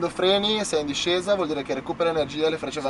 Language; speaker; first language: Italian; native; Italian